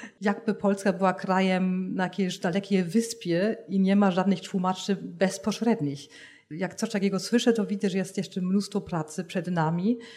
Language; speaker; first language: Polish; non-native, fluent; German